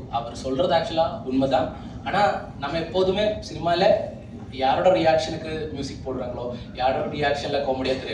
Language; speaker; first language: Tamil; non-native, fluent; Malayalam